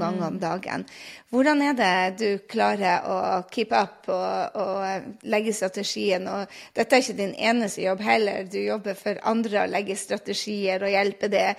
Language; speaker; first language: Norwegian; native; Norwegian